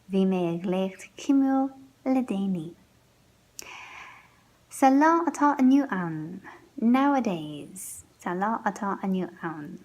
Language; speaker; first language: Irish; non-native, local second language; English